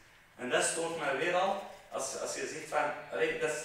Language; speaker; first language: Dutch; non-native, fluent; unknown